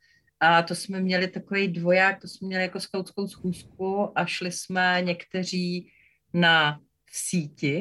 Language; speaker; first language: Czech; native; Czech